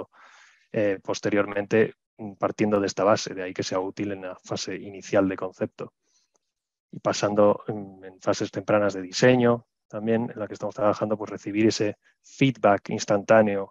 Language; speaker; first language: Spanish; native; Spanish